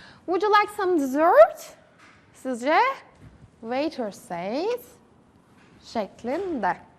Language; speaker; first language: English; non-native, fluent; Turkish